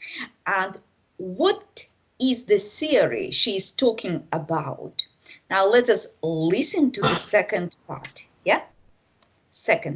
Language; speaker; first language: English; non-native, fluent; Russian